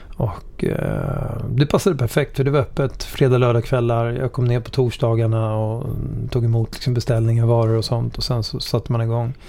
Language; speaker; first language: Swedish; early bilingual, other home language; Hungarian